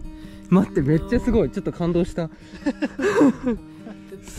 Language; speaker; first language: Japanese; native; Japanese